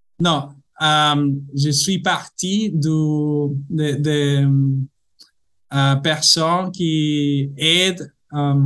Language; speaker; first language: French; non-native, learner; Spanish